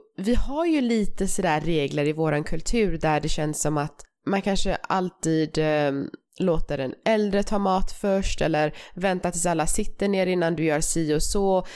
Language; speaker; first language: Swedish; early bilingual, other home language; Persian